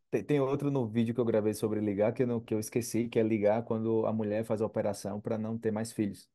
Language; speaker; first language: Portuguese; native; Portuguese